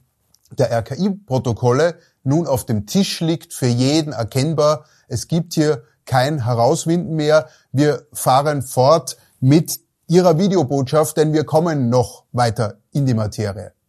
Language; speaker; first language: German; native; German